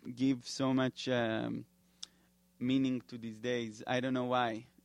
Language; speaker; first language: English; non-native, fluent; Hebrew